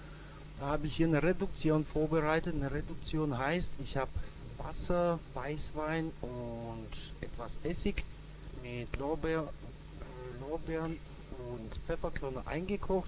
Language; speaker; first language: German; native; German